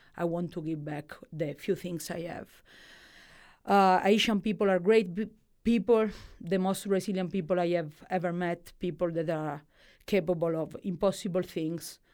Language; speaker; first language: English; non-native, fluent; Italian